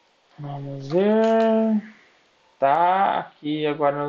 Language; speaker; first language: Portuguese; native; Portuguese